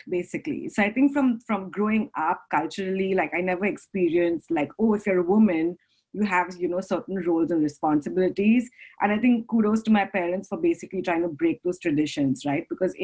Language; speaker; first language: English; non-native, local second language; Hindi